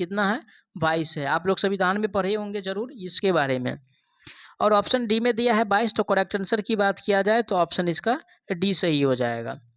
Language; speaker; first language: Hindi; native; Hindi